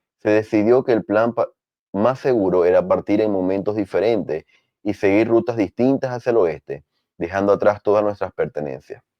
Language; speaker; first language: Spanish; native; Spanish